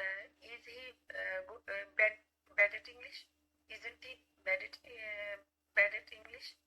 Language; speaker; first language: English; non-native, learner; Bangla